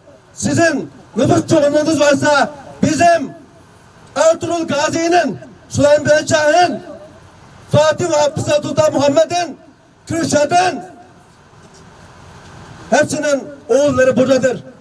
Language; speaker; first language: Turkish; non-native, fluent; Uyghur